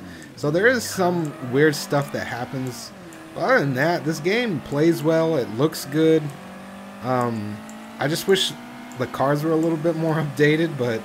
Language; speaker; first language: English; native; English